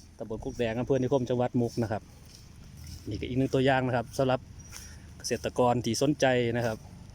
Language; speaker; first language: Thai; native; Thai